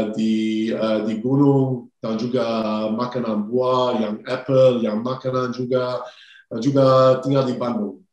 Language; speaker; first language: Indonesian; non-native, fluent; English